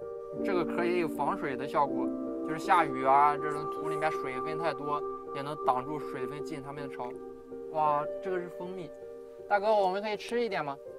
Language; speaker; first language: Chinese; native; Chinese